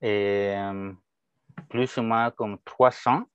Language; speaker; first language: French; non-native, fluent; Spanish